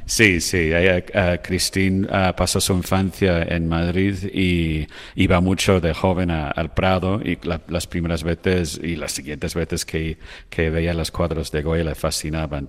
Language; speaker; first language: Spanish; non-native, fluent; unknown